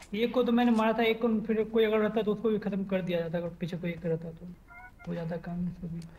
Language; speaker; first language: Hindi; native; Hindi